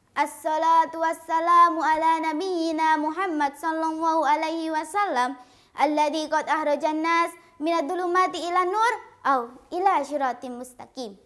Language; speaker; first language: Arabic; non-native, learner; Indonesian